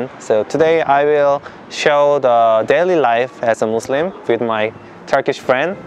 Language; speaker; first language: English; non-native, learner; Korean